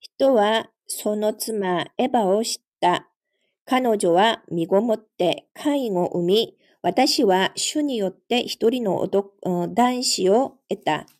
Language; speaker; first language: Japanese; non-native, fluent; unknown